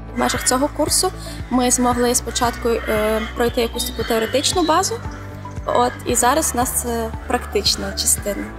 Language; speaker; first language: Ukrainian; native; Ukrainian